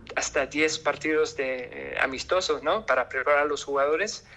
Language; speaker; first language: Spanish; non-native, fluent; English